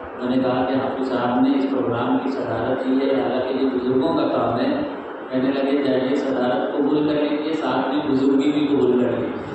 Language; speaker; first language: Urdu; native; Urdu